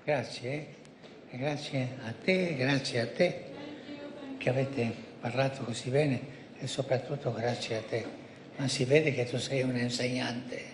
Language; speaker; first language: Italian; non-native, fluent; Spanish